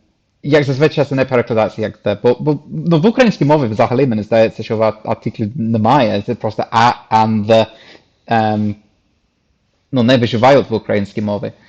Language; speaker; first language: Ukrainian; non-native, fluent; English